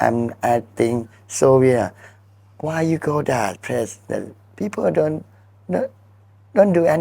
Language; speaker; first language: English; non-native, learner; Thai